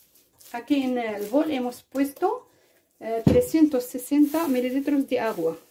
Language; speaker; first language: Spanish; non-native, fluent; Arabic